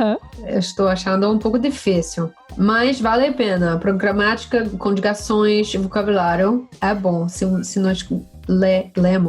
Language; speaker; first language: Portuguese; non-native, fluent; English